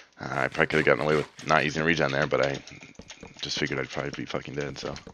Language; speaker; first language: English; native; English